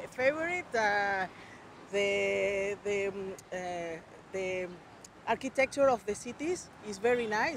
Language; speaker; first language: English; non-native, fluent; Spanish